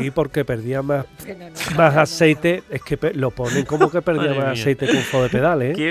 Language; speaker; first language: Spanish; native; Spanish